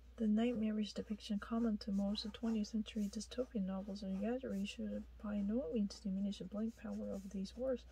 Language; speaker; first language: English; non-native, fluent; Korean